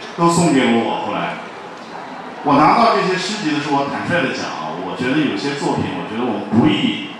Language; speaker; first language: Chinese; native; Chinese